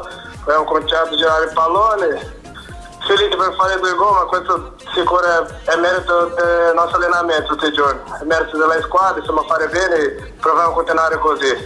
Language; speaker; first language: Italian; non-native, fluent; Portuguese